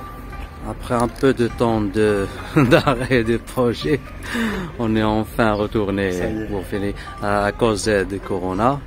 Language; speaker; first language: French; non-native, local second language; Arabic